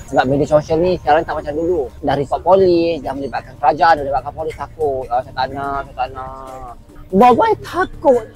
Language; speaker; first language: Malay; native; Malay